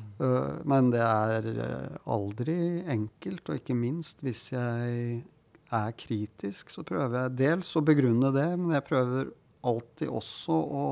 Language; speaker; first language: Norwegian; native; Norwegian